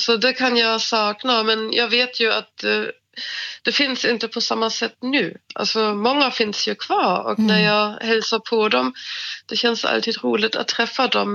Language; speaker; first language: Swedish; non-native, fluent; German